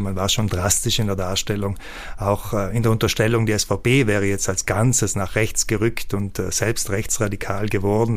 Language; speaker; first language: German; native; German